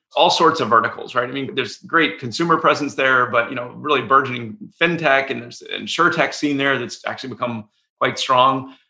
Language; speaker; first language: English; native; English